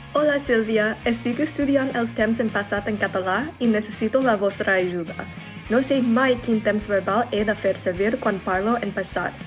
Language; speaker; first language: Catalan; non-native, learner; English